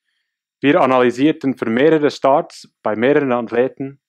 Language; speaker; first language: German; non-native, fluent; English